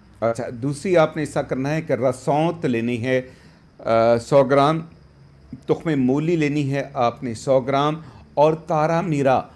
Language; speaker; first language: Urdu; native; Urdu